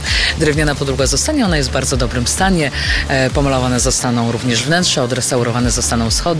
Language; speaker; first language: Polish; native; Polish